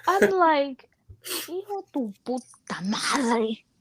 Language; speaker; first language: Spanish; early bilingual, heritage; Spanish